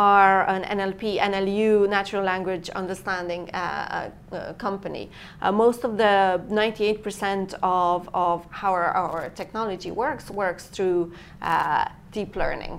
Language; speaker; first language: English; non-native, fluent; Romanian